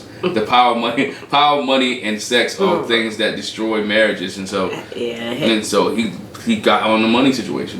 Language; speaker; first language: English; native; English